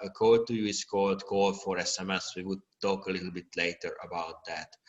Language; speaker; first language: English; non-native, fluent; Hungarian